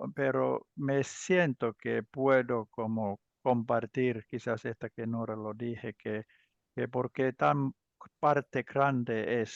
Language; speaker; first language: Spanish; non-native, learner; Finnish